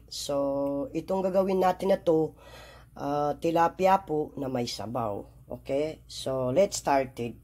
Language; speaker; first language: Filipino; non-native, local second language; Maguindanaon